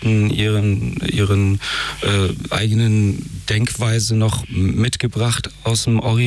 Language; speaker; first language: German; early bilingual, other home language; Persian